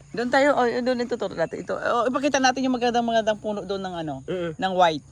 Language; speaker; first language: Filipino; native; Filipino